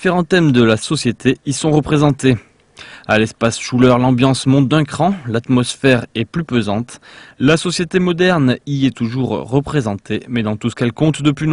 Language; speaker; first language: French; native; French